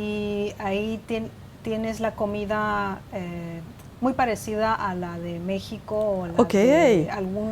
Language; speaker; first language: Spanish; non-native, fluent; Chinese